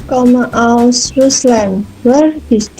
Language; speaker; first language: German; non-native, learner; Indonesian